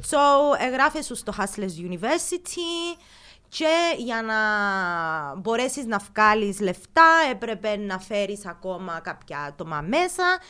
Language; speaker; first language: Greek; early bilingual, heritage; Greek